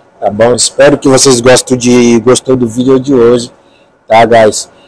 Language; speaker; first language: Portuguese; non-native, learner; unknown